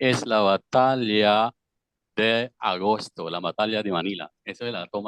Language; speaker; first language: Spanish; non-native, fluent; Filipino